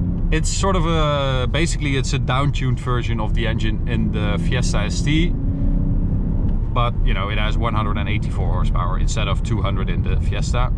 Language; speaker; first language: English; non-native, fluent; Dutch